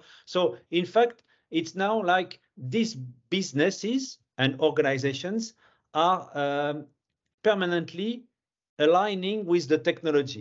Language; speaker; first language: English; non-native, fluent; French